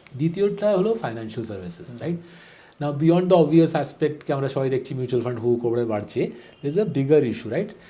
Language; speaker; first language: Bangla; early bilingual, heritage; Bangla